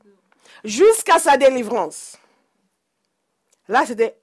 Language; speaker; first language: French; non-native, fluent; English